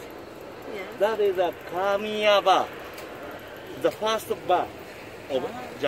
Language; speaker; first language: English; non-native, learner; Japanese